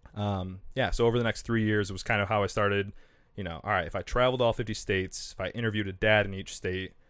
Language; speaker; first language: English; native; English